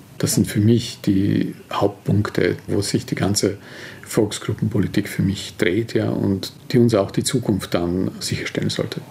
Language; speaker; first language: German; non-native, fluent; Slovak